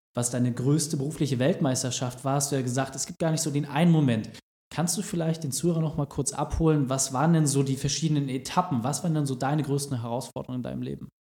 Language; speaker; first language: German; native; German